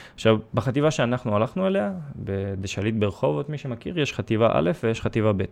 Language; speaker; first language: Hebrew; early bilingual, other home language; Russian